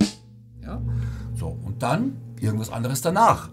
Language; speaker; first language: German; native; German